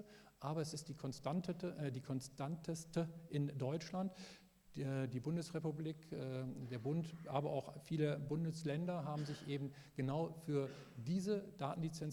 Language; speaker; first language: German; native; German